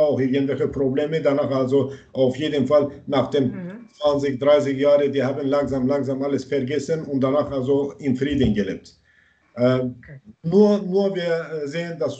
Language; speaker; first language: German; non-native, learner; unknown